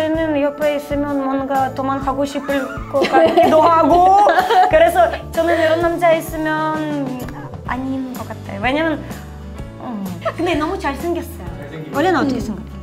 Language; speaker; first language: Korean; non-native, fluent; Ukrainian